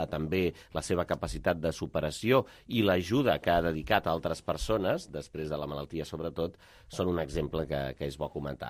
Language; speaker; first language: Catalan; native; Catalan